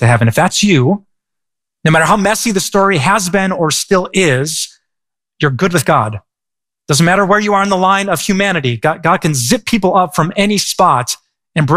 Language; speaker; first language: English; native; English